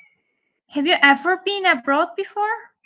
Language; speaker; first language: English; non-native, fluent; Turkish